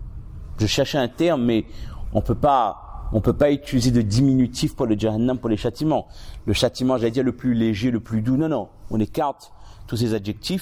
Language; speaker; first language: French; native; French